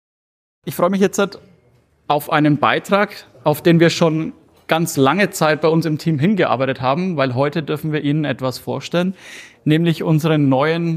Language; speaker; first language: German; native; German